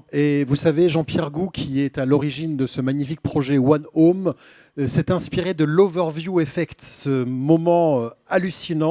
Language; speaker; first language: French; native; French